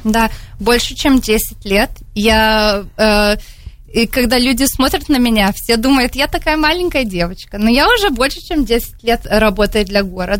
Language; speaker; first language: Russian; early bilingual, heritage; Russian